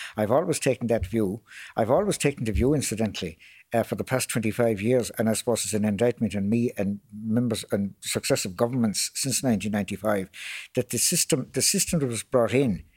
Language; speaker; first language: English; native; English